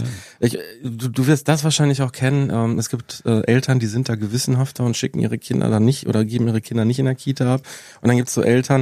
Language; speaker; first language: German; native; German